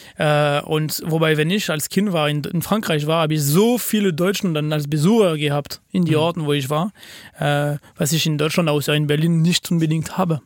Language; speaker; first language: German; non-native, fluent; French